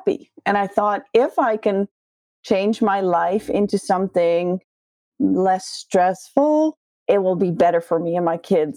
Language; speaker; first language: English; non-native, fluent; Dutch